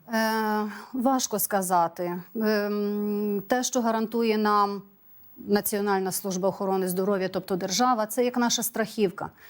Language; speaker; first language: Ukrainian; native; Ukrainian